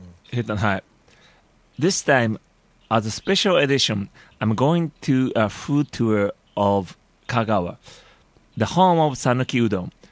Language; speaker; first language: English; non-native, learner; Japanese